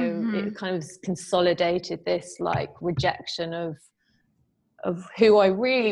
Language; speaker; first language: English; native; English